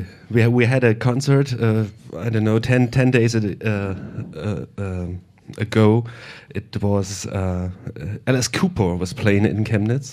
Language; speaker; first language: English; non-native, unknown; German